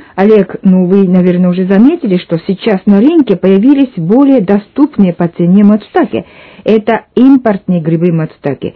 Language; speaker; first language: Russian; non-native, fluent; Japanese